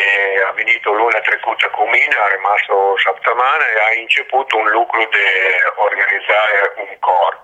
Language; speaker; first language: Romanian; non-native, learner; Italian